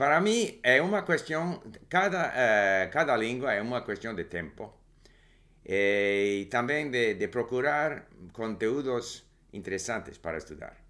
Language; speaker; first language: Portuguese; non-native, learner; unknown